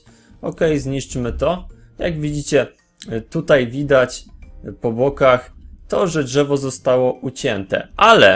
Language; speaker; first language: Polish; native; Polish